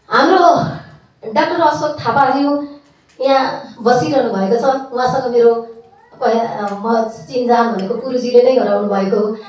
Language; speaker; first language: Nepali; native; Nepali